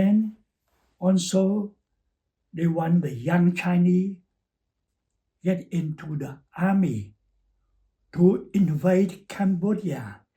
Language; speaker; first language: English; non-native, learner; Chinese